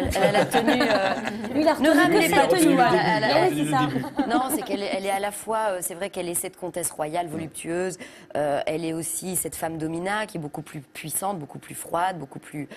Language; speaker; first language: French; native; French